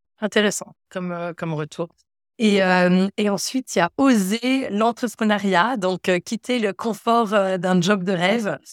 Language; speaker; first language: French; native; French